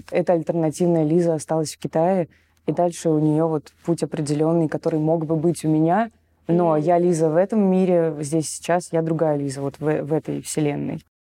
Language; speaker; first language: Russian; native; Russian